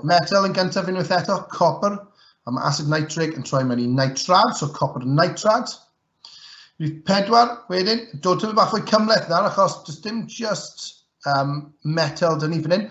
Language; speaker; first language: Welsh; native; Welsh